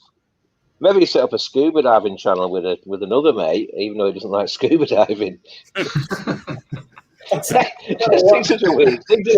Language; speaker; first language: English; native; English